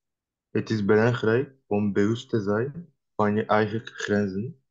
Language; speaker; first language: Dutch; non-native, learner; Turkish